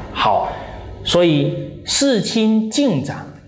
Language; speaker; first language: Chinese; native; Chinese